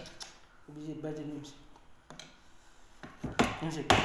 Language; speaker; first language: Arabic; non-native, learner; Filipino